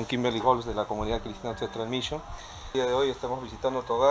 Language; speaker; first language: Spanish; native; Spanish